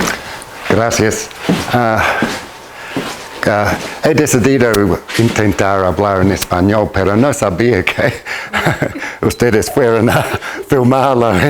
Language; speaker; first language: Spanish; non-native, fluent; English